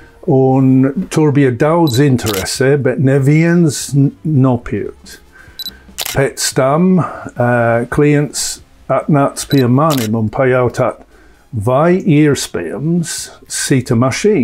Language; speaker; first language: Latvian; non-native, learner; English